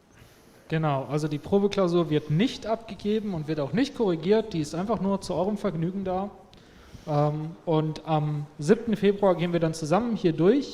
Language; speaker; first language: German; native; German